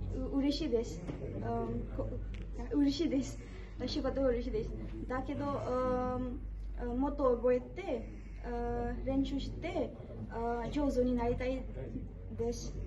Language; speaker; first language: Japanese; non-native, learner; Khasi